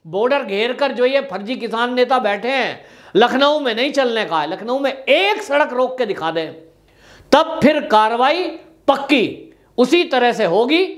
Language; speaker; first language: Hindi; native; Hindi